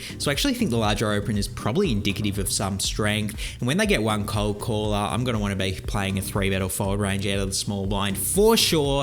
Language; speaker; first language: English; native; English